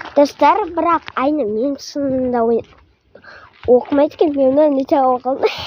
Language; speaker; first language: Kazakh; non-native, local second language; Russian